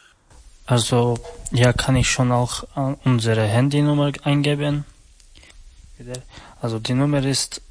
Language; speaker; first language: German; non-native, learner; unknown